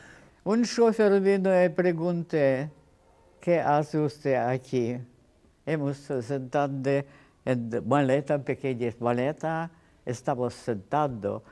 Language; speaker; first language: Spanish; non-native, fluent; Russian